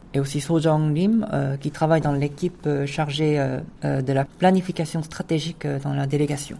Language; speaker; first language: French; non-native, fluent; Korean